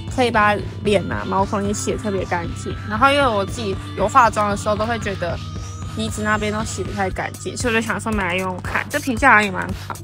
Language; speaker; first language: Chinese; native; Chinese